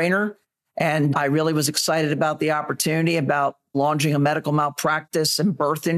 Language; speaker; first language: English; native; English